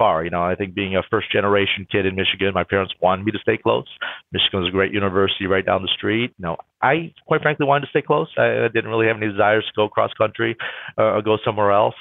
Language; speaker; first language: English; native; English